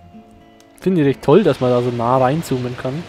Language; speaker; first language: German; native; German